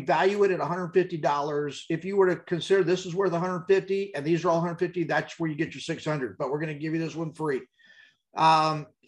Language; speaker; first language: English; native; English